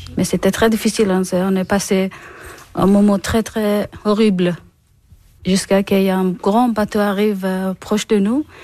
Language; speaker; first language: French; non-native, learner; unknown